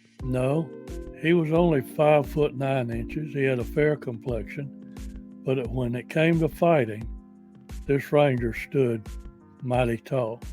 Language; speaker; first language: English; native; English